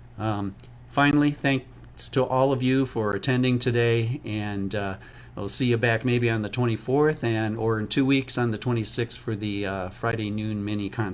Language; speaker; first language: English; native; English